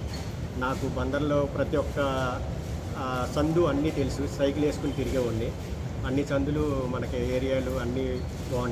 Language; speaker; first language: Telugu; native; Telugu